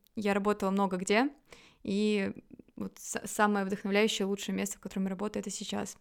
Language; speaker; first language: Russian; native; Russian